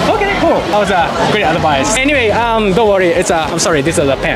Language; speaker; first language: English; non-native, fluent; Japanese